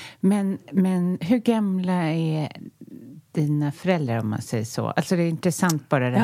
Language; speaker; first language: Swedish; native; Swedish